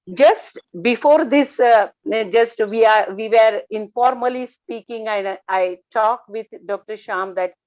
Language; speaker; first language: English; non-native, local second language; Marathi